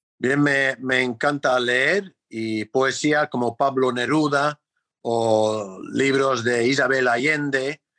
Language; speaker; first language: Spanish; non-native, fluent; English